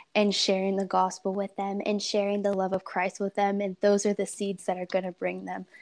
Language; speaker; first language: English; native; English